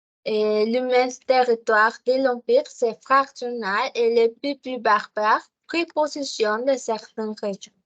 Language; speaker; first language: French; non-native, learner; Spanish